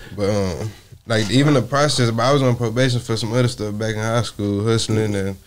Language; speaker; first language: English; native; English